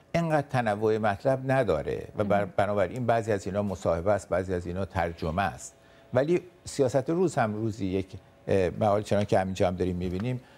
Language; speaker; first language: Persian; native; Persian